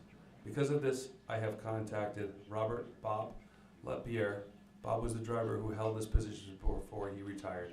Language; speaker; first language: English; native; English